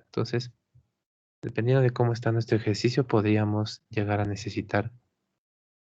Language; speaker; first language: Spanish; native; Spanish